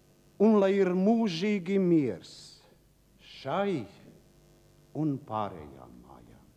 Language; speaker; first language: Latvian; native; Latvian